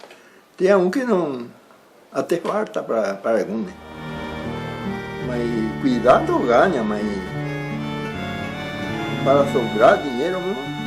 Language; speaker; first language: Portuguese; non-native, learner; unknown